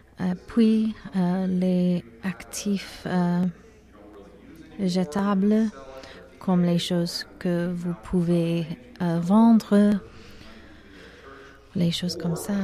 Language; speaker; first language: French; non-native, learner; English